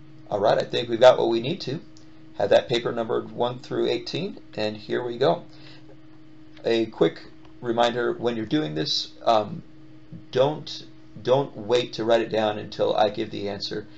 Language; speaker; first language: English; native; English